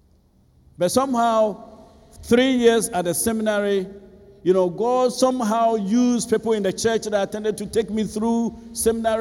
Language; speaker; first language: English; non-native, local second language; Akan